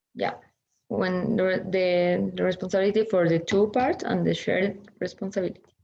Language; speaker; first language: English; non-native, learner; Spanish